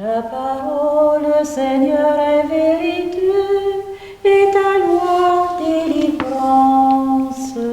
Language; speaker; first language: French; native; French